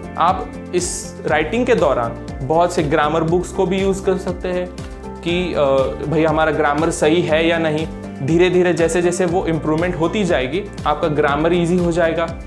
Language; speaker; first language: Hindi; non-native, local second language; Marathi